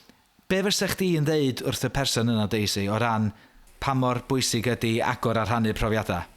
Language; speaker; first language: Welsh; native; Welsh